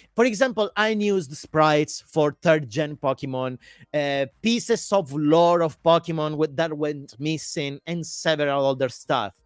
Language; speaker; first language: English; non-native, fluent; Italian